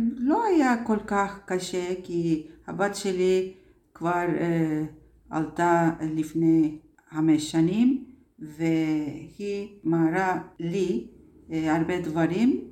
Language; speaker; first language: Hebrew; non-native, learner; Turkish